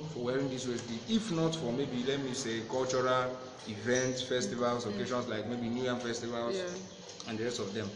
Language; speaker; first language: English; non-native, local second language; Igbo